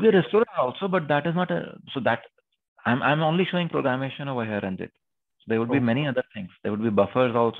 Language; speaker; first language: English; non-native, local second language; Hindi